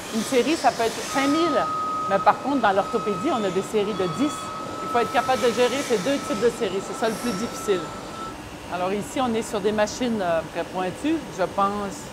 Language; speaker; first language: French; native; French